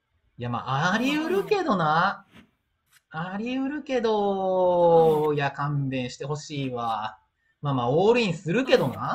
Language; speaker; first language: Japanese; native; Japanese